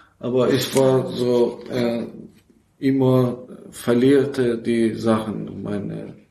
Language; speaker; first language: German; non-native, learner; Persian